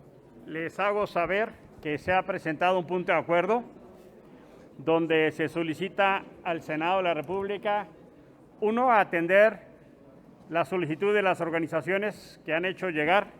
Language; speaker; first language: Spanish; native; Spanish